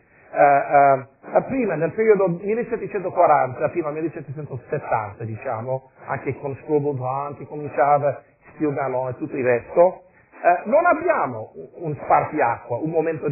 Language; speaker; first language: Italian; non-native, fluent; English